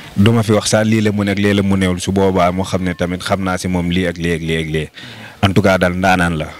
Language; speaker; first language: Wolof; non-native, local second language; Fula